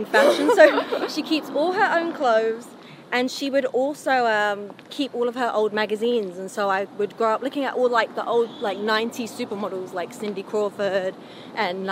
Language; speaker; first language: English; native; English